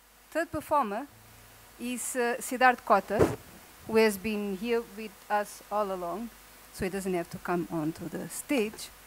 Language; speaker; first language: English; non-native, local second language; Portuguese